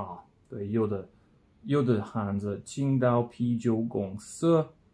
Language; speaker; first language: Chinese; non-native, learner; English